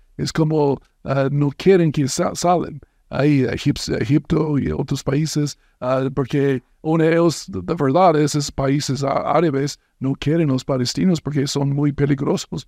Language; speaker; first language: Spanish; non-native, fluent; English